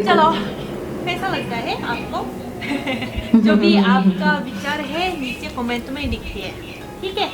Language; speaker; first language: Hindi; non-native, fluent; Japanese